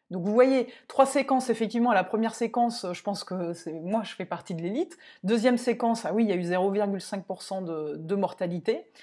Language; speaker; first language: French; native; French